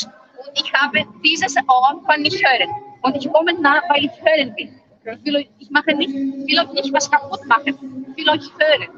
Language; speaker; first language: German; non-native, fluent; Greek